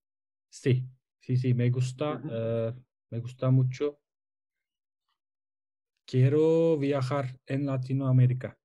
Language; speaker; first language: Spanish; non-native, learner; Turkish